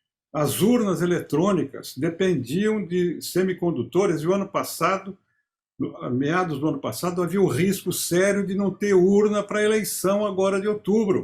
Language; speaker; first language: Portuguese; native; Portuguese